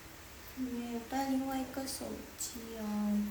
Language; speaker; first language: Chinese; non-native, fluent; Indonesian